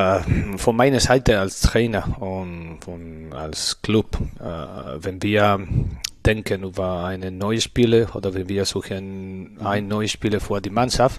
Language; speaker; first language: German; non-native, learner; Spanish